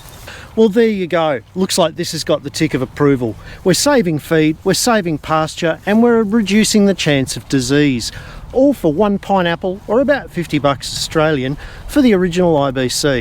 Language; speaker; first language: English; native; English